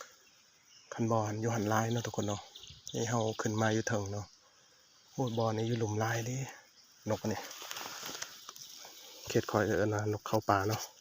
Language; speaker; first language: Thai; non-native, local second language; Northeastern Thai